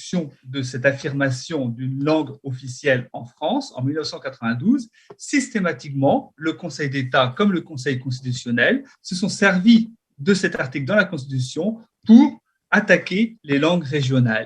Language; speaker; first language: French; native; French